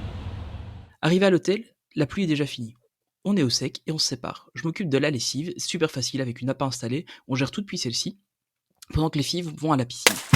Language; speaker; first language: French; native; French